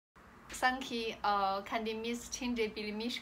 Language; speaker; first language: Turkish; non-native, learner; Chinese